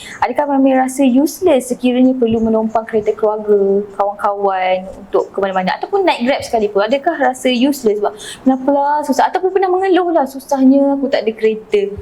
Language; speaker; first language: Malay; native; Malay